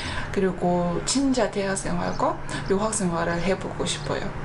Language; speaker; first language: Korean; non-native, fluent; Mongolian